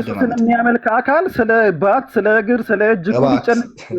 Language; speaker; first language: Amharic; native; Amharic